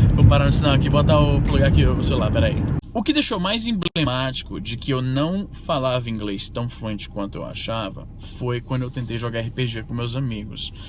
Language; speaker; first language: Portuguese; native; Portuguese